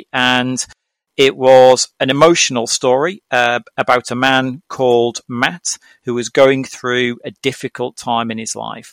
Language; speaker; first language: English; native; English